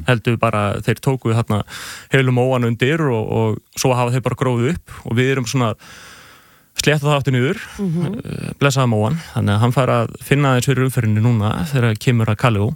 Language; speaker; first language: Icelandic; native; Icelandic